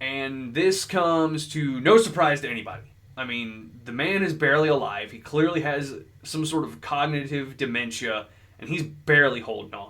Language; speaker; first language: English; native; English